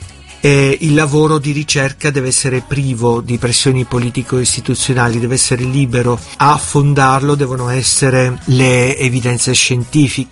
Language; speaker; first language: Italian; native; Italian